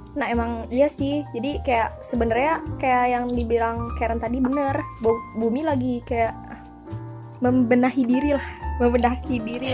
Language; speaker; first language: Indonesian; native; Indonesian